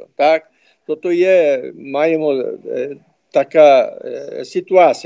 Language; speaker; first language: Ukrainian; early bilingual, heritage; Ukrainian